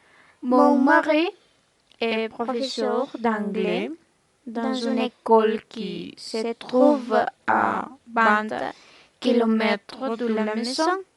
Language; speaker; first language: French; non-native, learner; Spanish